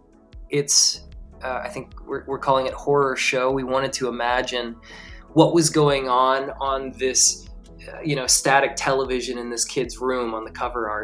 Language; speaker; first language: English; native; English